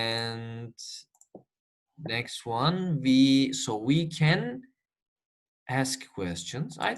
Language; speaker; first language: English; non-native, fluent; Turkish